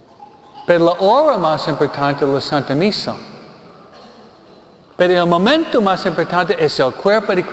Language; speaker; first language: Spanish; non-native, fluent; English